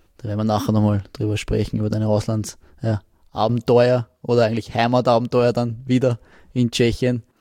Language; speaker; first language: German; native; German